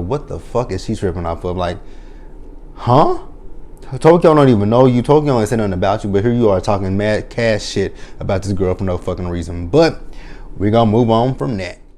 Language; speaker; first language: English; native; English